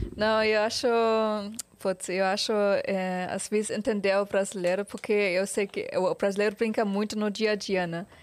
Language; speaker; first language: Portuguese; non-native, fluent; German